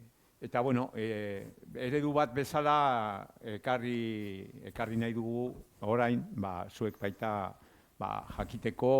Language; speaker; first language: Basque; non-native, local second language; Spanish